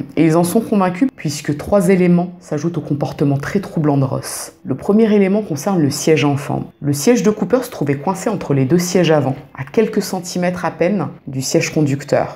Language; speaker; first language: French; native; French